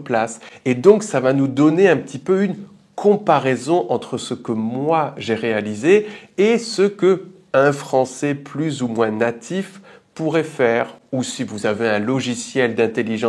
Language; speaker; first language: French; native; French